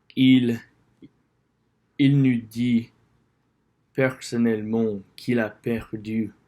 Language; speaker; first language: French; non-native, learner; English